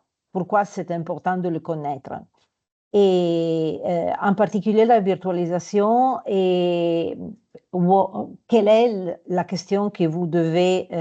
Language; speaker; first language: French; non-native, fluent; Italian